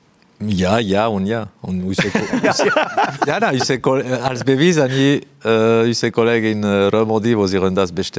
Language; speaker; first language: German; non-native, fluent; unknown